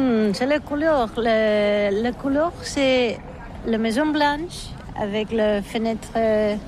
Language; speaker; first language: French; non-native, learner; Catalan